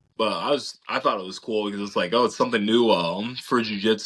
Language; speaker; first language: English; native; English